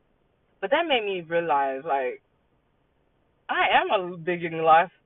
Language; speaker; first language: English; native; English